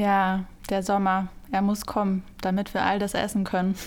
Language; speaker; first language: German; native; German